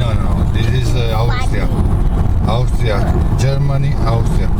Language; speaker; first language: English; non-native, learner; Italian